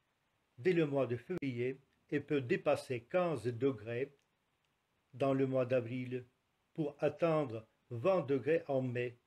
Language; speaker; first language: French; non-native, fluent; Russian